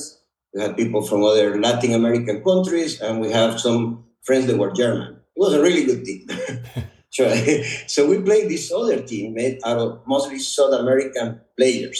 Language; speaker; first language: English; non-native, fluent; Spanish